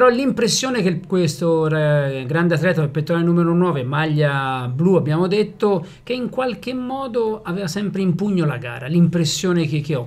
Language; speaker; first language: Italian; native; Italian